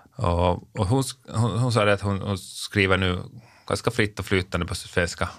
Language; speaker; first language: Swedish; non-native, local second language; Finnish